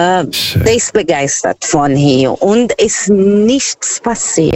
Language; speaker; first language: German; non-native, fluent; Portuguese